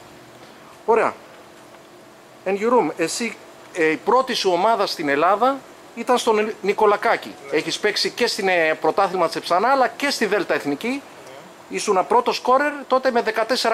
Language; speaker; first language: Greek; native; Greek